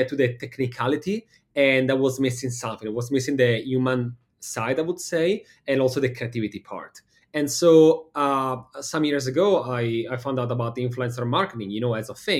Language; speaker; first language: English; non-native, fluent; Italian